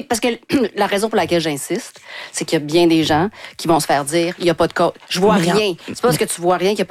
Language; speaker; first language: French; native; French